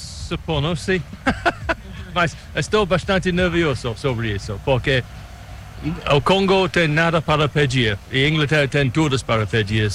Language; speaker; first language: Portuguese; non-native, learner; English